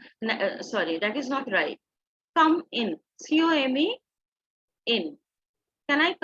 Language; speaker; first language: English; non-native, fluent; Bangla